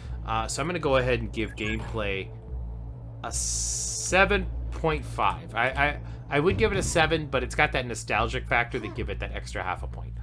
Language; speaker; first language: English; native; English